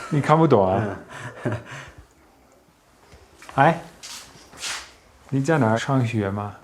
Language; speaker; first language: Chinese; non-native, fluent; Dutch